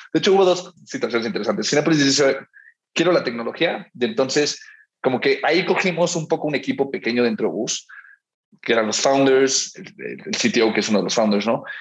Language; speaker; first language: Spanish; early bilingual, heritage; Spanish